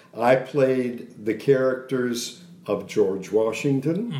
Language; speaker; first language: English; native; English